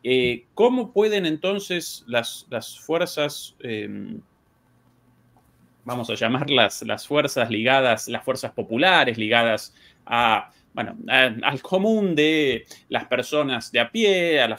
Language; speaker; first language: Spanish; native; Spanish